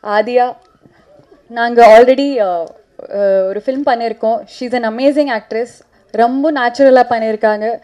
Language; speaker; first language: Tamil; non-native, local second language; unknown